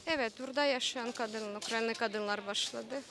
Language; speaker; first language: Turkish; non-native, fluent; Ukrainian